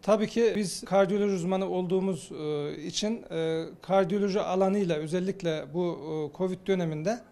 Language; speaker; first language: Turkish; native; Turkish